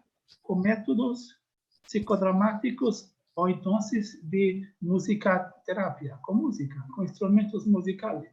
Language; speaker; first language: Spanish; non-native, learner; Portuguese